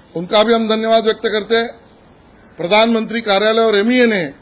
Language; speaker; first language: Hindi; non-native, local second language; Marathi